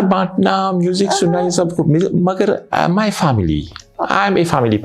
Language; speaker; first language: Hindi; non-native, fluent; Morisyen